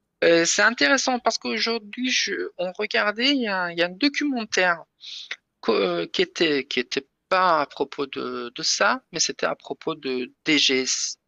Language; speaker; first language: French; non-native, learner; Persian